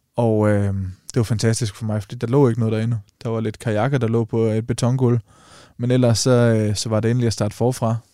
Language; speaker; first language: Danish; native; Danish